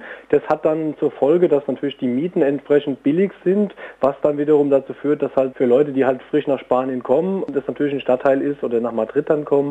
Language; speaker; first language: German; native; German